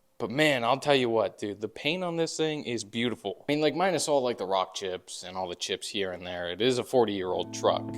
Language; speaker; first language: English; native; English